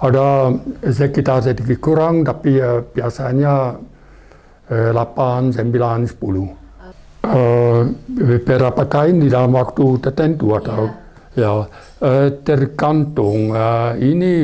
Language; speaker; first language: Indonesian; non-native, learner; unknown